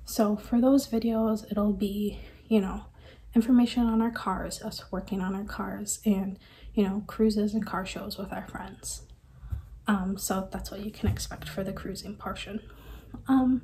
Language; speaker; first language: English; native; English